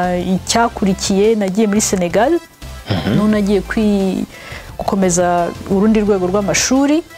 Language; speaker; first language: Kinyarwanda; early bilingual, heritage; French